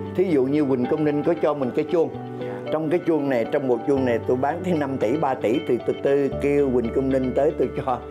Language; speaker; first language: Vietnamese; native; Vietnamese